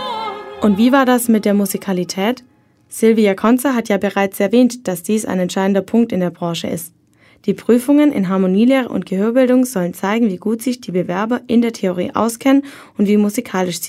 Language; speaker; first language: German; native; German